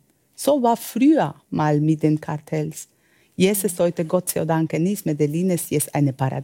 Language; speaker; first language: German; non-native, learner; Spanish